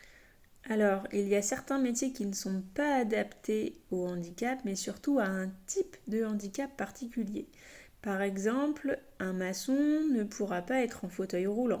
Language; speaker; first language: French; native; French